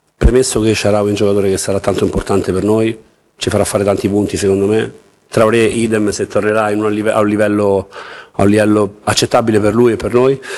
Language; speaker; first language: Italian; native; Italian